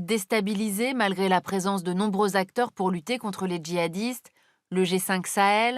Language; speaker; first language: French; native; French